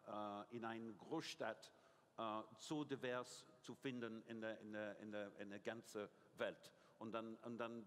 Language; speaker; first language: German; non-native, learner; English